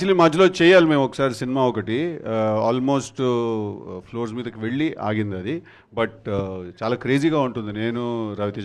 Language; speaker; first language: Telugu; native; Telugu